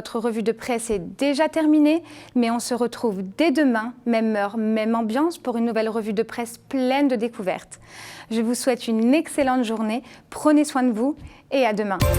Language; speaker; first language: French; native; French